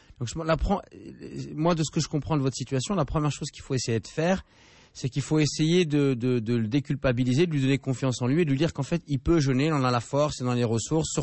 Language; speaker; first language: French; native; French